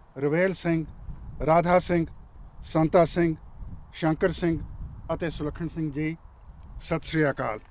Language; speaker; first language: English; non-native, local second language; Punjabi